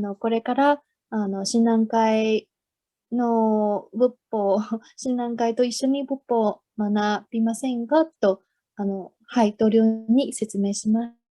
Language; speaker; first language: Japanese; non-native, learner; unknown